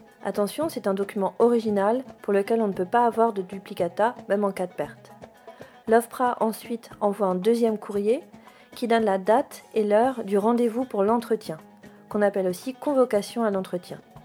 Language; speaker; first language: French; native; French